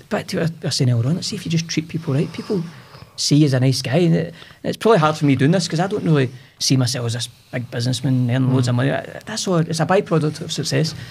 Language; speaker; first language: English; native; English